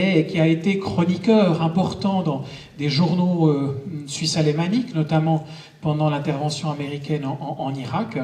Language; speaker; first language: French; native; French